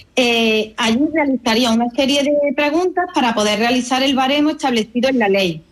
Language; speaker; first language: Spanish; native; Spanish